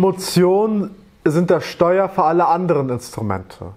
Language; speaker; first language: German; native; German